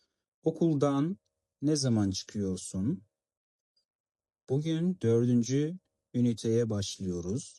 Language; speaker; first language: Turkish; non-native, fluent; Kazakh